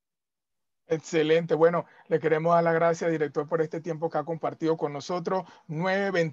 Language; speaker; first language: Spanish; native; Spanish